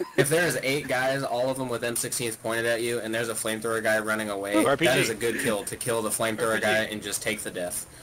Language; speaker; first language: English; native; English